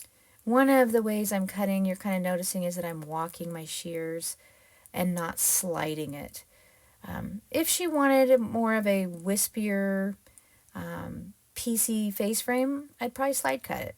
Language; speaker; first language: English; native; English